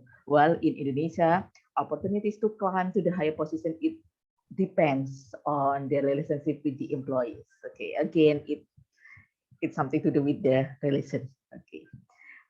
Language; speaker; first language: English; non-native, fluent; Indonesian